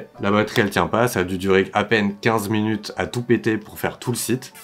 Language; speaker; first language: French; native; French